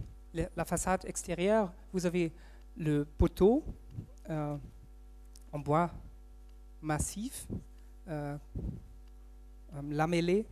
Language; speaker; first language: French; non-native, fluent; German